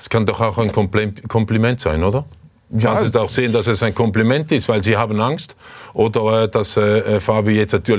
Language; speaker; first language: German; native; German